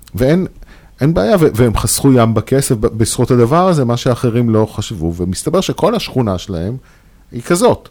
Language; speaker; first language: Hebrew; native; Hebrew